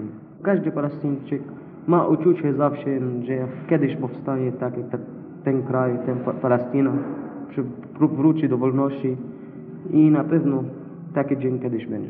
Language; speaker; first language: Polish; non-native, fluent; Arabic